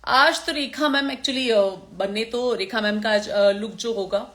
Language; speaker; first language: Hindi; non-native, local second language; Gujarati